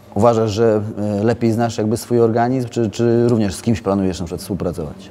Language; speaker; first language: Polish; native; Polish